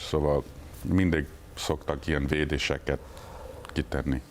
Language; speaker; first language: Hungarian; early bilingual, heritage; English